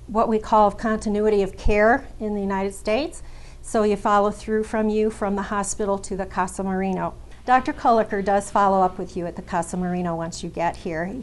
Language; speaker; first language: English; native; English